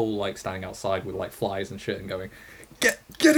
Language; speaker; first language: English; native; English